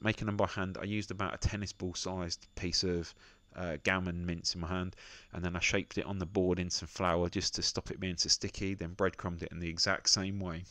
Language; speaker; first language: English; native; English